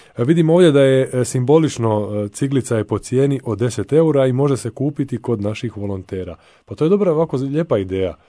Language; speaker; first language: Croatian; native; Croatian